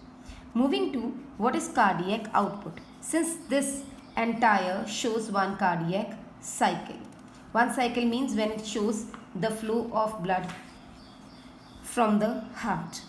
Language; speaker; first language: English; non-native, local second language; Hindi